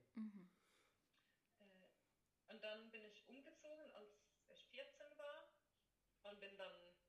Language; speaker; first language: German; non-native, fluent; Swedish